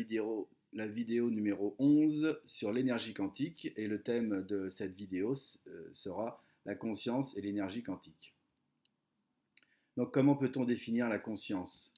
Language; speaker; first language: French; native; French